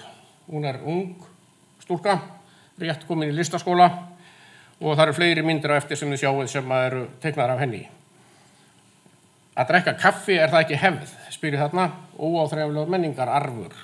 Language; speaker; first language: Icelandic; native; Icelandic